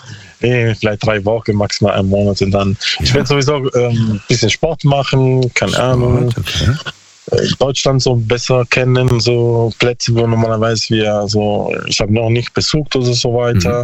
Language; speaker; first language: German; non-native, learner; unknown